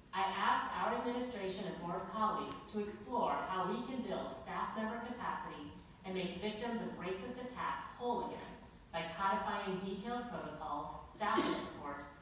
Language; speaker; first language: English; native; English